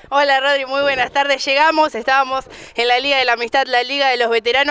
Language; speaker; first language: Spanish; native; Spanish